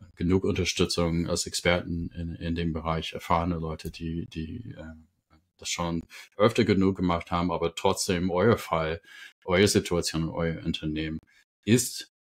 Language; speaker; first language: German; non-native, fluent; English